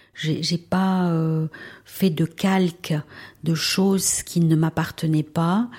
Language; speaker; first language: French; early bilingual, other home language; Spanish